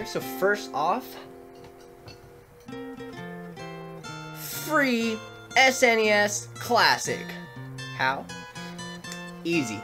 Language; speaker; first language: English; native; English